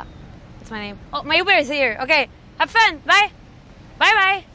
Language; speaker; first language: English; non-native, learner; French